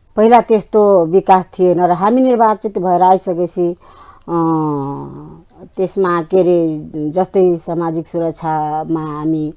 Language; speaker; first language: Nepali; non-native, local second language; Maithili